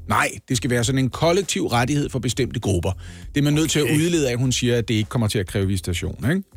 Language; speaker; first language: Danish; native; Danish